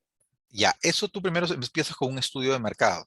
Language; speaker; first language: Spanish; native; Spanish